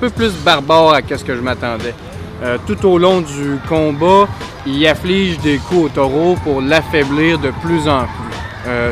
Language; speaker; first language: French; native; French